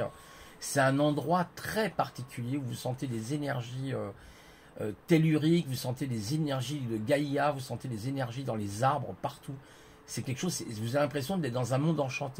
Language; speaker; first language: French; native; French